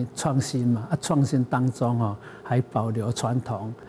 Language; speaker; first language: Chinese; native; Chinese